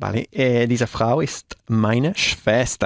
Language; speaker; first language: German; non-native, learner; Spanish